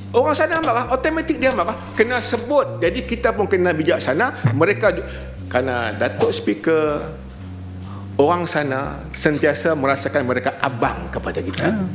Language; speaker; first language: Malay; native; Malay